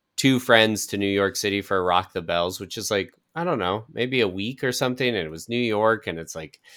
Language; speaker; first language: English; native; English